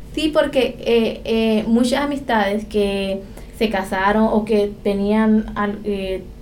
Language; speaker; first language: Spanish; native; Spanish